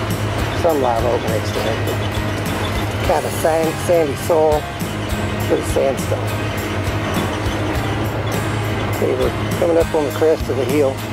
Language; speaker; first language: English; native; English